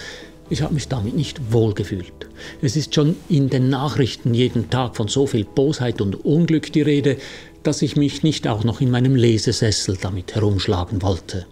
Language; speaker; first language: German; native; German